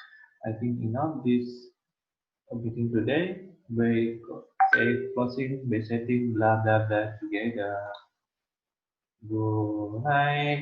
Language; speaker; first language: English; non-native, learner; Indonesian